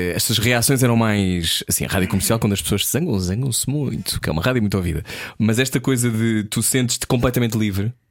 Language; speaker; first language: Portuguese; native; Portuguese